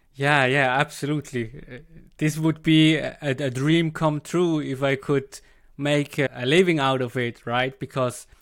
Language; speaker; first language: English; non-native, fluent; Swiss German